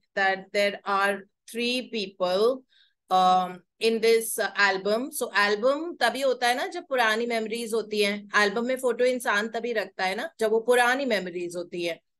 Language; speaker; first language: Hindi; native; Hindi